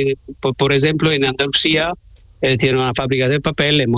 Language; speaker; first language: Spanish; non-native, learner; Italian